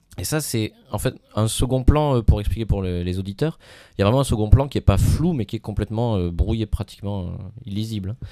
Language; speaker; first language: French; native; French